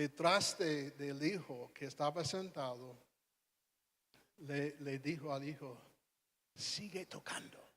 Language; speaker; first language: Spanish; non-native, fluent; English